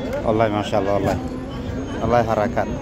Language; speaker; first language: Arabic; non-native, learner; Bangla